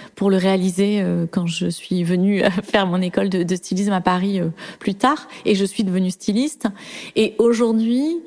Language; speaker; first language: French; native; French